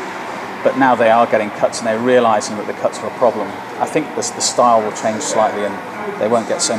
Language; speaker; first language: English; native; English